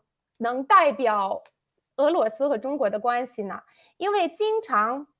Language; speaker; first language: Chinese; non-native, fluent; Latvian